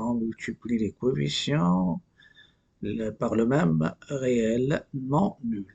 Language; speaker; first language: French; non-native, local second language; Arabic